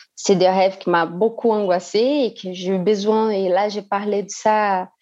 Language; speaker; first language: French; non-native, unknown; Portuguese